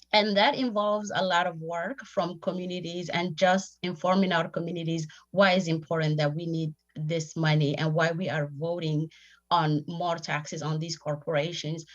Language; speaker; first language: English; non-native, fluent; Somali